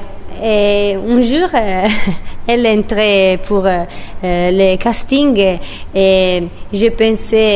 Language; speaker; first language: French; non-native, learner; Italian